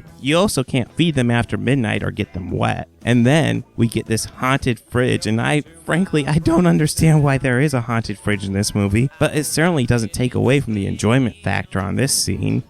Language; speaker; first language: English; native; English